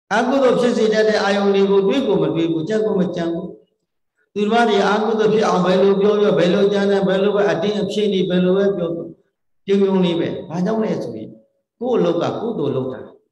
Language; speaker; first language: Burmese; native; Burmese